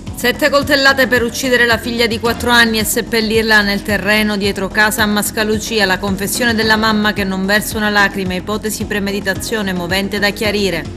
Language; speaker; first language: Italian; native; Italian